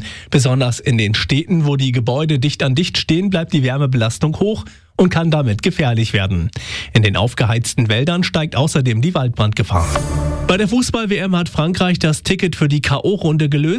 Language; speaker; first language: German; native; German